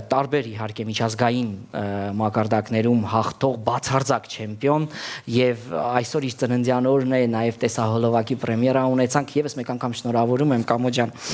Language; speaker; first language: Armenian; native; Armenian